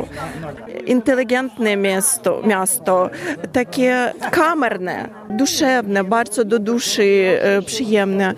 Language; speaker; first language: Polish; non-native, learner; Ukrainian